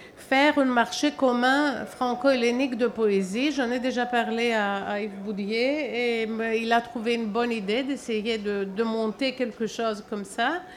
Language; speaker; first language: French; non-native, fluent; Greek